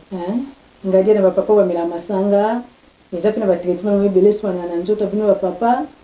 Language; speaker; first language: Lingala; non-native, local second language; Kongo